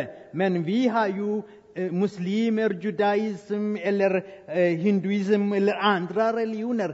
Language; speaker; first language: Swedish; non-native, fluent; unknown